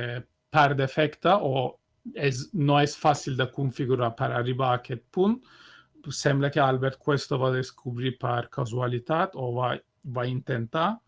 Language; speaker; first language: Catalan; non-native, fluent; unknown